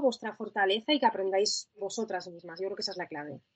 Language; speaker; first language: Spanish; native; Spanish